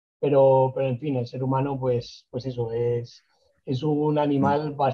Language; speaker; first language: Spanish; native; Spanish